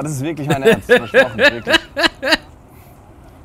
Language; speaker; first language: German; native; German